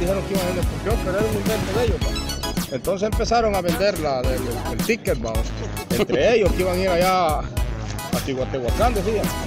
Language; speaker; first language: Spanish; native; Spanish